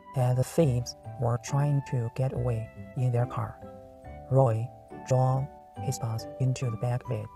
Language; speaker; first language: English; non-native, learner; Chinese